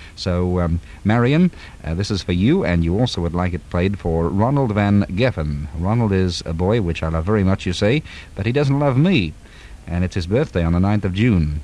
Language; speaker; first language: English; native; English